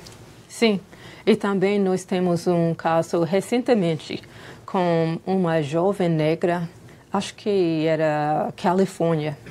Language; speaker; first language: Portuguese; non-native, fluent; English